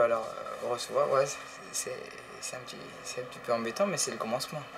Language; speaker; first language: French; early bilingual, heritage; Spanish